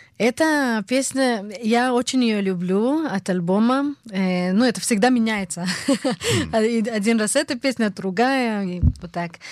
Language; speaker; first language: Russian; early bilingual, heritage; Hebrew